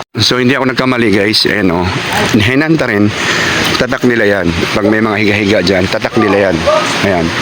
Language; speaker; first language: Filipino; non-native, local second language; Cebuano